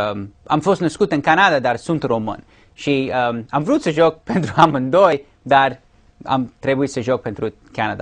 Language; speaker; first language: Romanian; early bilingual, heritage; English